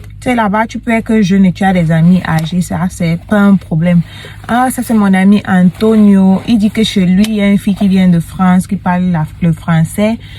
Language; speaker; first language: French; native; French